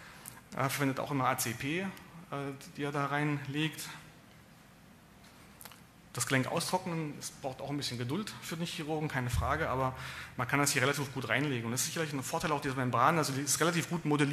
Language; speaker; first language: German; native; German